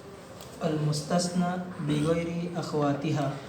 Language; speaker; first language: Arabic; non-native, learner; Indonesian